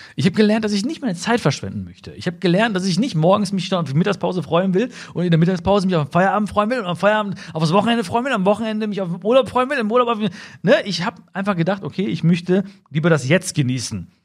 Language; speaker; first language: German; native; German